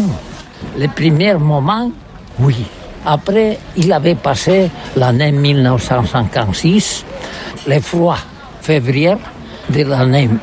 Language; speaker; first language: French; non-native, learner; Catalan